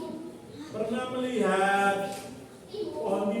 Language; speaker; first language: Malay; non-native, local second language; Javanese